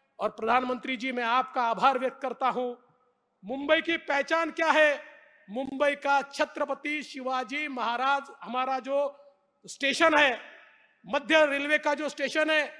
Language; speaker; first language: Hindi; non-native, local second language; Marathi